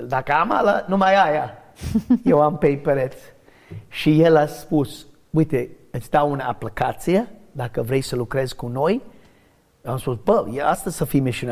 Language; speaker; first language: Romanian; non-native, learner; English